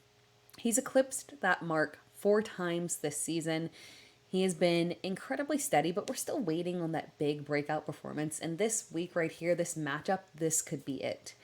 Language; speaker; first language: English; native; English